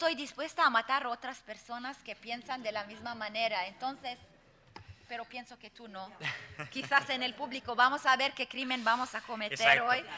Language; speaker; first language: Spanish; non-native, fluent; Arabic